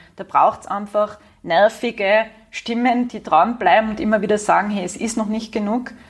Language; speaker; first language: German; native; German